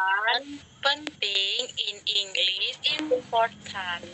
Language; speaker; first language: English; non-native, learner; Indonesian